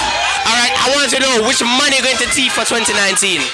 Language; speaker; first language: English; native; English